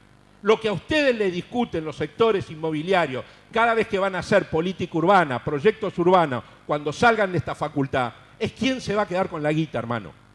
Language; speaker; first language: Spanish; native; Spanish